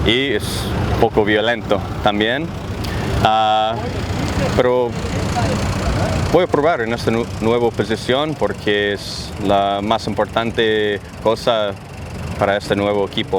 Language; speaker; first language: Spanish; non-native, learner; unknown